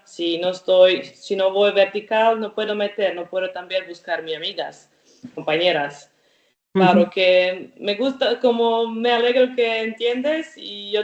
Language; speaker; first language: Spanish; non-native, learner; Croatian